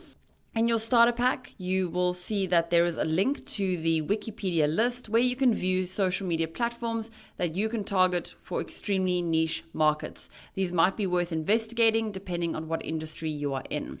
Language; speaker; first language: English; native; English